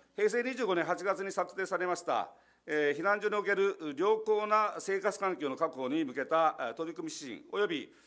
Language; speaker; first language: Japanese; native; Japanese